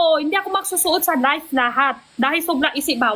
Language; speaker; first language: Filipino; non-native, learner; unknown